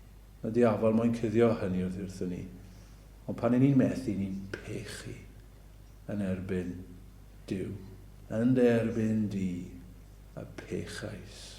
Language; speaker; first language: Welsh; native; Welsh